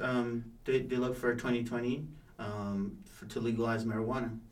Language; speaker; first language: English; early bilingual, other home language; Spanish